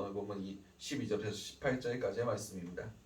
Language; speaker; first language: Korean; native; Korean